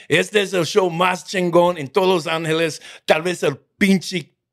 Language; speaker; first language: Spanish; non-native, fluent; English